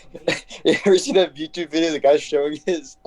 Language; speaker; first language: English; native; English